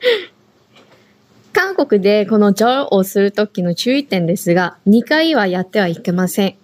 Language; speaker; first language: Japanese; non-native, fluent; Korean